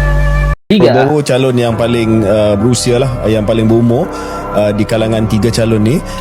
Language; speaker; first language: Malay; native; Malay